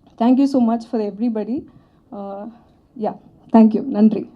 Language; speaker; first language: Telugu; non-native, learner; Tamil